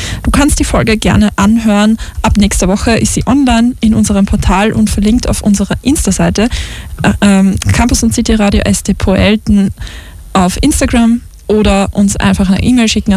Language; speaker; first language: German; native; German